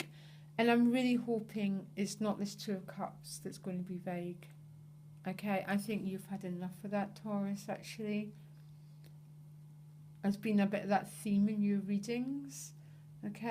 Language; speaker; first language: English; native; English